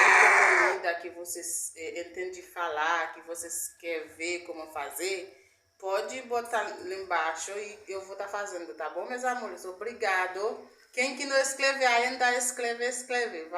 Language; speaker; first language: Portuguese; non-native, learner; Haitian Creole